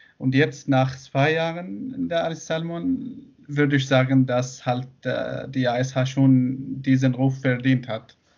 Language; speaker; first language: German; non-native, fluent; Arabic